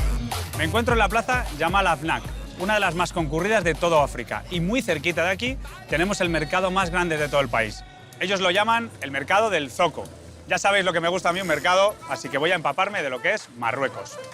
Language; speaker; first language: Spanish; native; Spanish